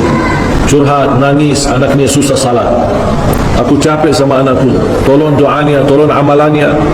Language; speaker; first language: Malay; non-native, fluent; Arabic